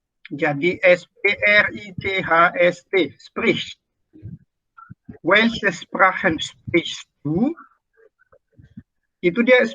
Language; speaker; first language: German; non-native, fluent; Indonesian